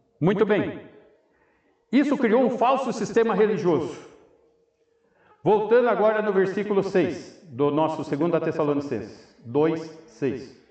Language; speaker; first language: Portuguese; native; Portuguese